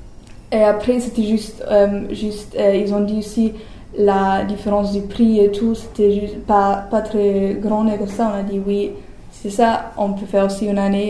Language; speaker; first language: French; non-native, learner; German